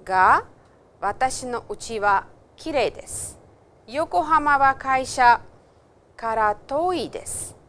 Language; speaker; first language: Japanese; non-native, fluent; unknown